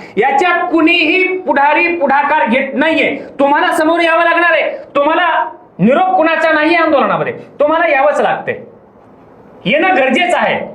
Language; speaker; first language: Marathi; non-native, local second language; Lambadi